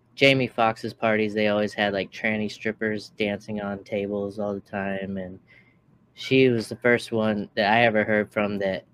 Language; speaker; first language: English; native; English